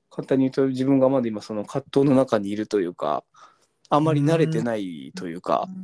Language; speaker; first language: Japanese; native; Japanese